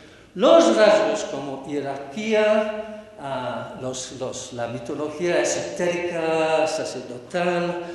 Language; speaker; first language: Spanish; non-native, fluent; English